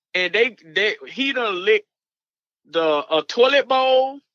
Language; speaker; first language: English; native; English